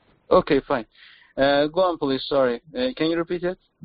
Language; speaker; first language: English; non-native, fluent; Persian